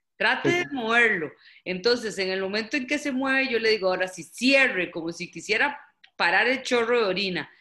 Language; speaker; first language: Spanish; native; Spanish